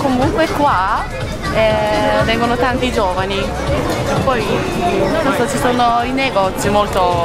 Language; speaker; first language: Italian; non-native, fluent; Japanese